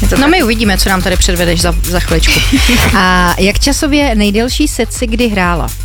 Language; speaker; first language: Czech; native; Czech